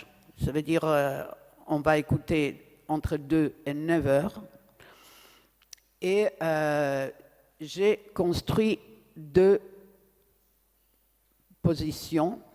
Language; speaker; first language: French; non-native, fluent; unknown